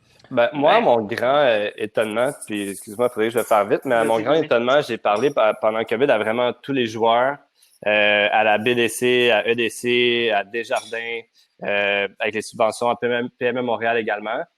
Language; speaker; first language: French; native; French